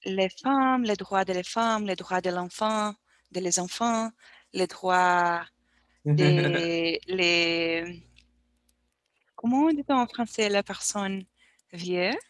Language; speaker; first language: French; non-native, learner; Portuguese